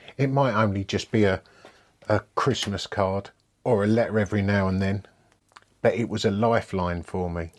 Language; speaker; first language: English; native; English